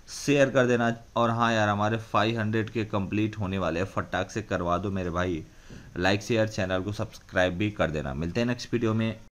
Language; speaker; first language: Hindi; native; Hindi